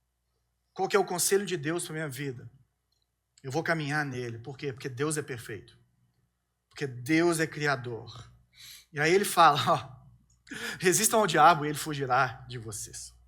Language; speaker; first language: Portuguese; native; Portuguese